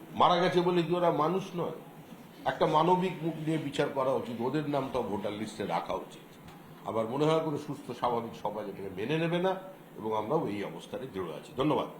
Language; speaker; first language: Bangla; native; Bangla